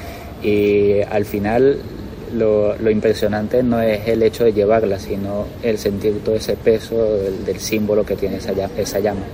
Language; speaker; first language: Spanish; native; Spanish